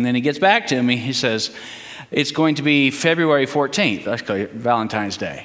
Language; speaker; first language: English; early bilingual, heritage; English